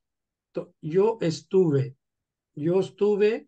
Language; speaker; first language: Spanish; non-native, fluent; Urdu